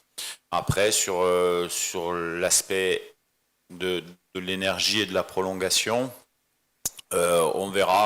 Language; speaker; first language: French; native; French